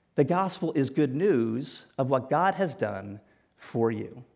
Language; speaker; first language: English; native; English